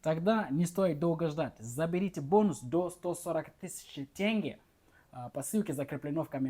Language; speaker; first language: Russian; non-native, learner; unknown